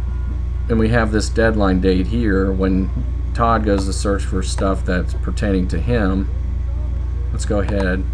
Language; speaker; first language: English; native; English